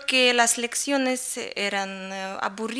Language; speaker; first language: Spanish; non-native, learner; Russian